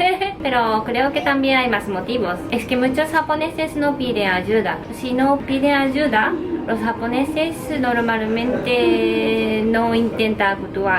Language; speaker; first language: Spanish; non-native, fluent; Japanese